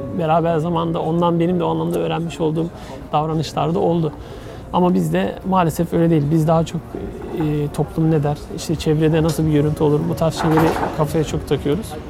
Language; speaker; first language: Turkish; native; Turkish